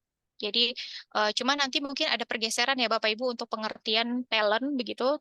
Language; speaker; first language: Indonesian; native; Indonesian